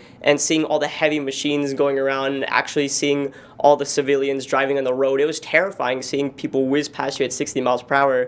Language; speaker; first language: English; native; English